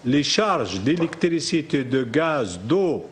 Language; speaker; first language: French; non-native, local second language; Arabic